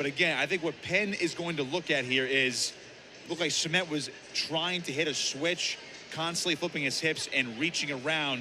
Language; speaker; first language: English; native; English